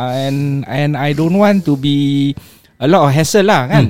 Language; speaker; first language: English; non-native, local second language; Malay